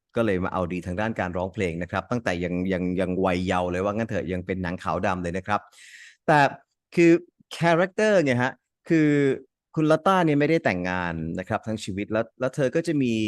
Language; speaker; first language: Thai; early bilingual, other home language; Hindi